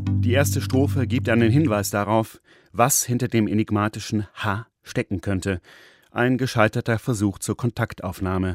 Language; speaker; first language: German; native; German